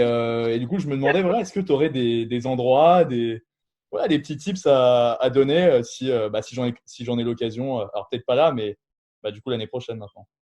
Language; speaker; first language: French; native; French